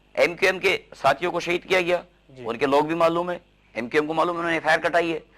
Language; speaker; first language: Urdu; native; Urdu